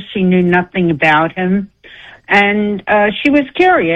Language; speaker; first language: English; native; English